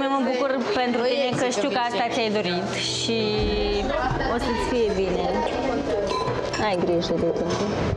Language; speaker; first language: Romanian; native; Romanian